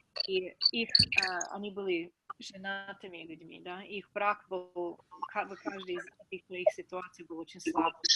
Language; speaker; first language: Russian; non-native, fluent; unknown